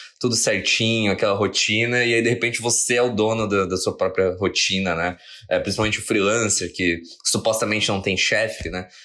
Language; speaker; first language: Portuguese; native; Portuguese